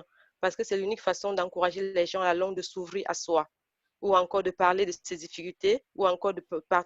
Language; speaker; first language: French; native; French